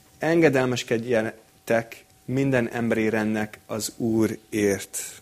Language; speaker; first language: Hungarian; non-native, fluent; English